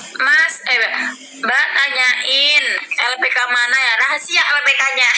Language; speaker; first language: Indonesian; non-native, local second language; Javanese